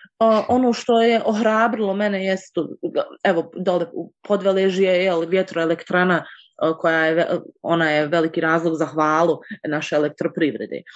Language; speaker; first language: Bosnian; native; Bosnian